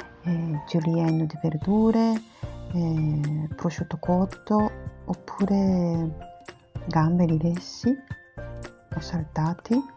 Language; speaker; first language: Italian; non-native, learner; Japanese